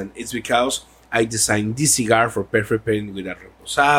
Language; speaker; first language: English; non-native, learner; Spanish